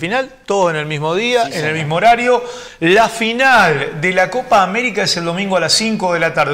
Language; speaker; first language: Spanish; native; Spanish